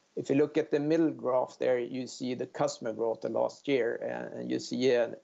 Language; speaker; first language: English; non-native, fluent; Swedish